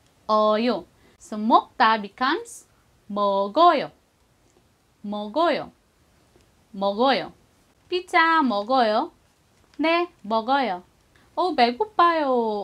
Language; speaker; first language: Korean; non-native, fluent; Filipino